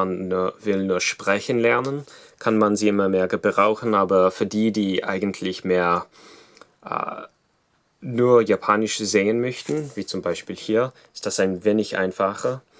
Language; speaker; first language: German; non-native, fluent; English